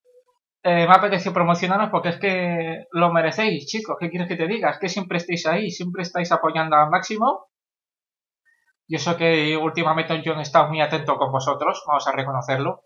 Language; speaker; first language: Spanish; native; Spanish